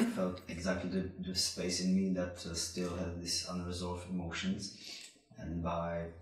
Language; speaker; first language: English; non-native, fluent; Czech